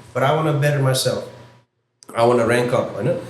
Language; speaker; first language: English; non-native, fluent; Nepali